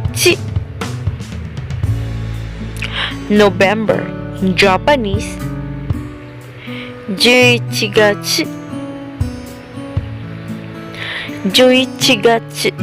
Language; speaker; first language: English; non-native, local second language; Filipino